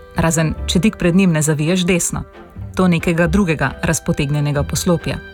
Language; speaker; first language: Slovenian; native; Slovenian